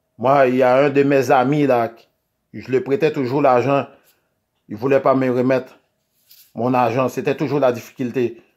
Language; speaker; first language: French; non-native, local second language; Haitian Creole